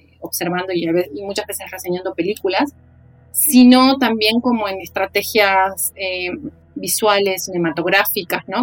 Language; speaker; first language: Spanish; native; Spanish